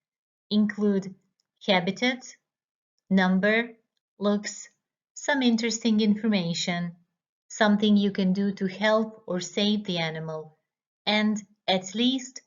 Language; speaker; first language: English; non-native, fluent; Croatian